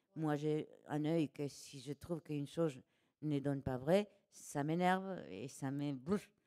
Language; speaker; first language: French; non-native, fluent; Spanish